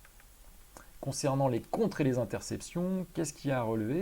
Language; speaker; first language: French; native; French